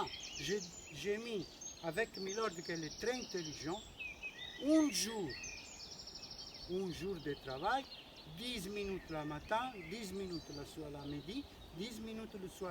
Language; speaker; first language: French; non-native, learner; Italian